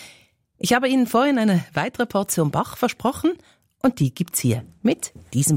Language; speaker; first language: German; native; German